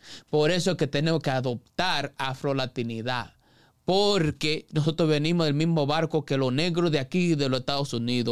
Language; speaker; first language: Spanish; early bilingual, heritage; Spanish